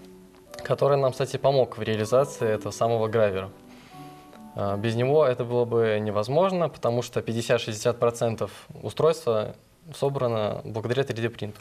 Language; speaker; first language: Russian; native; Russian